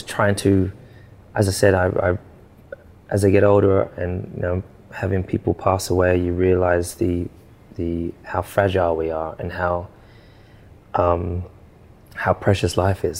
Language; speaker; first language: English; native; English